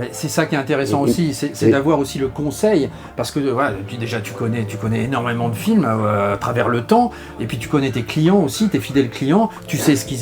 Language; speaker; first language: French; native; French